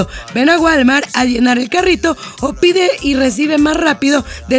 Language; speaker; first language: Spanish; native; Spanish